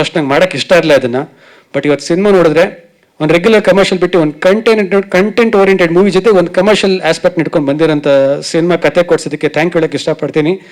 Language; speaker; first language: Kannada; native; Kannada